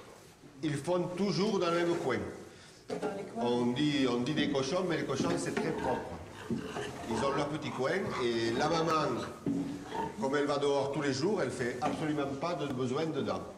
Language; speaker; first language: French; native; French